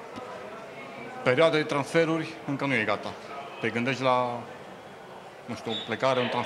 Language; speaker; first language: Romanian; native; Romanian